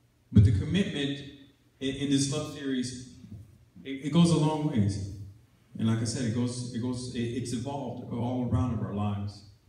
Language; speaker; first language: English; early bilingual, other home language; Spanish